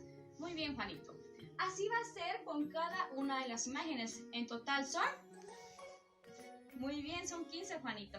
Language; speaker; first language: Spanish; native; Spanish